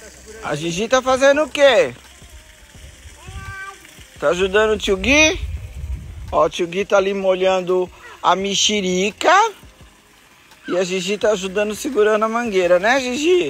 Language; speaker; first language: Portuguese; native; Portuguese